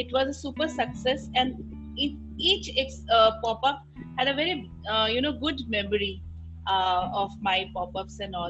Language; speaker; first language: English; non-native, local second language; Assamese